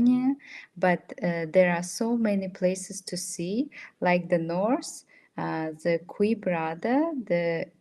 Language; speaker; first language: English; non-native, fluent; Russian